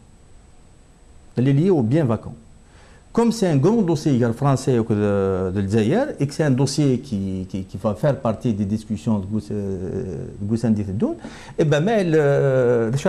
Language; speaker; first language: French; non-native, local second language; Kabyle